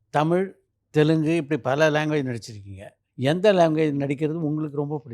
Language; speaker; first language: Tamil; native; Tamil